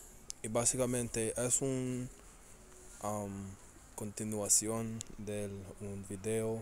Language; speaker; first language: Spanish; early bilingual, heritage; Spanish